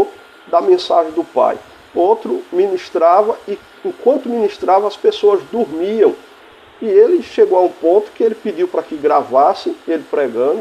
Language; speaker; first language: Portuguese; native; Portuguese